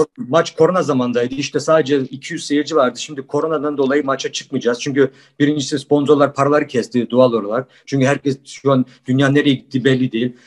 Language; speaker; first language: Turkish; early bilingual, heritage; Turkish